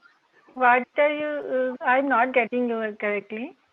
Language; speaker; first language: English; non-native, local second language; Hindi